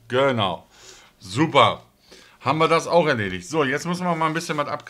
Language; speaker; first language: German; native; German